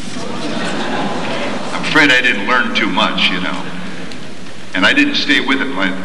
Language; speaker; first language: English; native; English